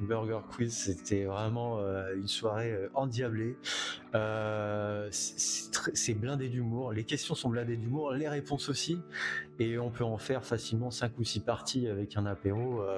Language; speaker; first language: French; native; French